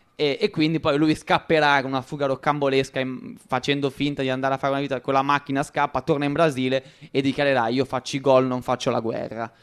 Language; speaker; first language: Italian; native; Italian